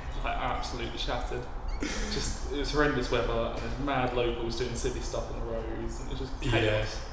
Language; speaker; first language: English; native; English